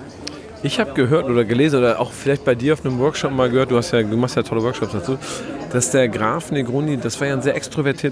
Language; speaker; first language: German; native; German